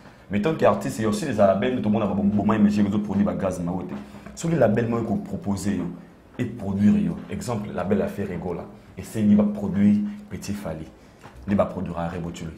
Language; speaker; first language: French; non-native, local second language; Lingala